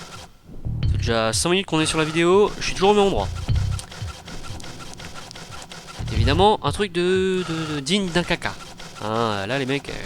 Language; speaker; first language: French; native; French